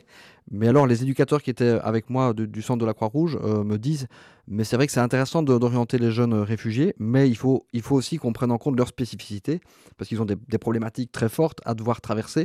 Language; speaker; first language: French; native; French